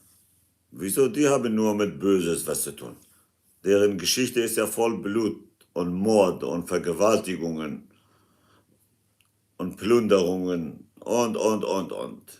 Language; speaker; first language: German; non-native, fluent; Kurdish